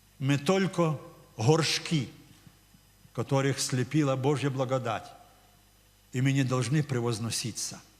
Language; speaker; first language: Russian; non-native, local second language; Ukrainian